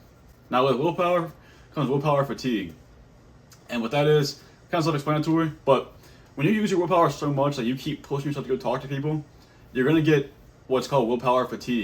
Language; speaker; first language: English; native; English